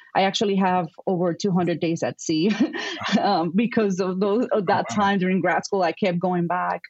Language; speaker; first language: English; non-native, fluent; Spanish